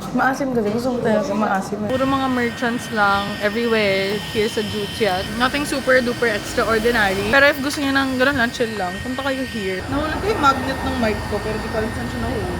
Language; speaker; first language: Filipino; native; Filipino